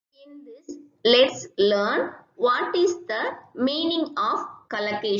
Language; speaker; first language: English; non-native, local second language; Tamil